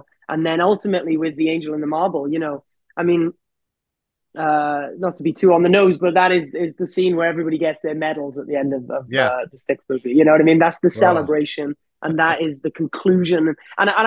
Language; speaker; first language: English; native; English